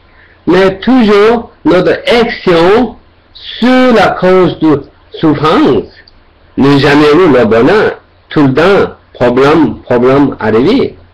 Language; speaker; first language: French; non-native, learner; Tibetan